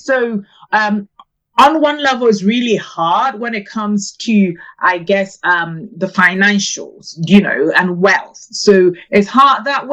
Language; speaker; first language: English; non-native, local second language; Akan